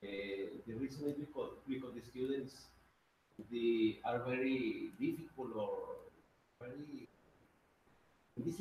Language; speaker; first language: English; non-native, learner; Spanish